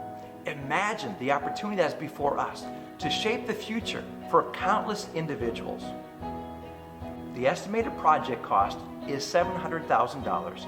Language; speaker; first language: English; native; English